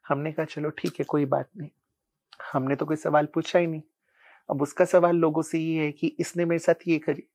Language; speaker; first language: Hindi; non-native, local second language; Punjabi